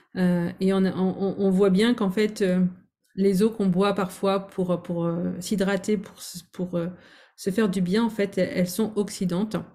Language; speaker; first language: French; native; French